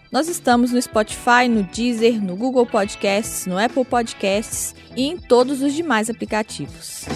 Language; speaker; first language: Portuguese; native; Portuguese